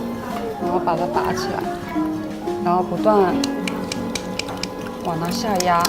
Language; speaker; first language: Chinese; native; Chinese